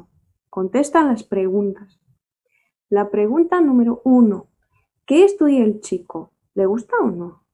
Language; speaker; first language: Spanish; non-native, fluent; Russian